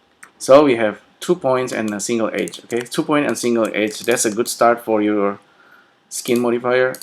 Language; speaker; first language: English; non-native, fluent; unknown